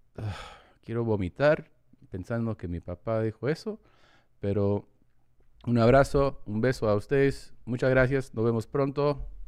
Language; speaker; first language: Spanish; early bilingual, heritage; English